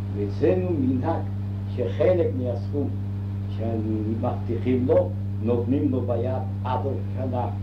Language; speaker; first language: Hebrew; non-native, fluent; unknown